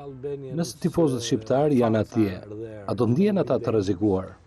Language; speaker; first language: Albanian; native; Albanian